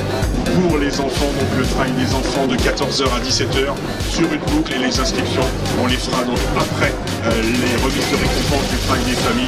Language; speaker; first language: French; native; French